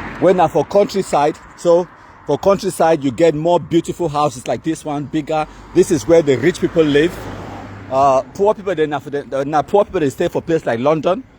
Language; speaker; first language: Nigerian Pidgin; native; Nigerian Pidgin